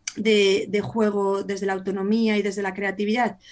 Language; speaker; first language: Spanish; native; Spanish